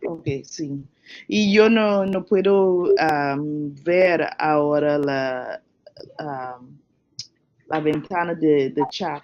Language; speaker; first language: Spanish; non-native, learner; English